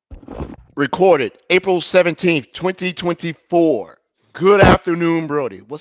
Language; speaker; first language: English; native; English